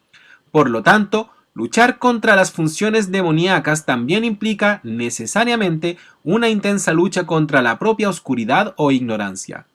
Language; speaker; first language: Spanish; native; Spanish